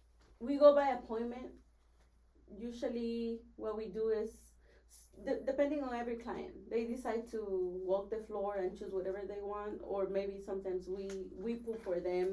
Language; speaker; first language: English; non-native, fluent; Spanish